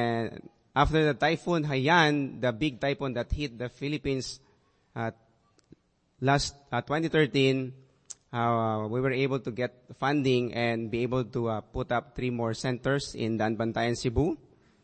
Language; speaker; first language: English; non-native, local second language; Aklanon